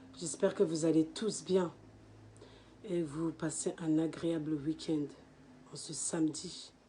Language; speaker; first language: French; native; French